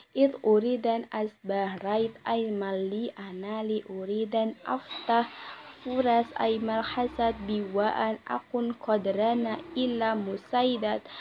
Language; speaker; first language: Arabic; non-native, learner; Indonesian